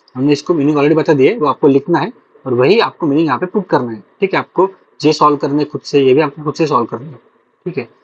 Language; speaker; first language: Hindi; non-native, local second language; Marathi